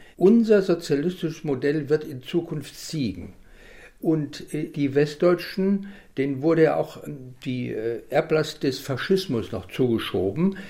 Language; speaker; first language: German; native; German